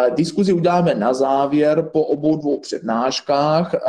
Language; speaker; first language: Czech; native; Czech